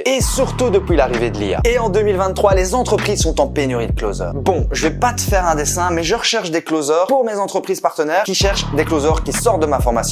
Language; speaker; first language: French; native; French